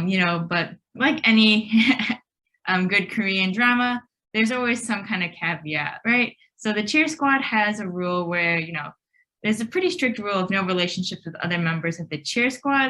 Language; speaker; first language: English; native; English